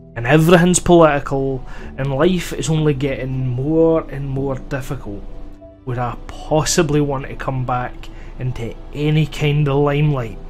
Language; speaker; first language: English; native; English